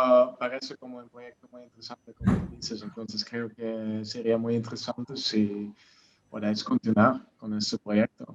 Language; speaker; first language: Spanish; non-native, learner; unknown